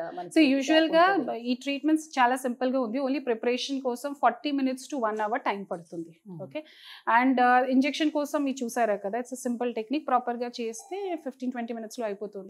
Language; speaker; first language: Telugu; non-native, fluent; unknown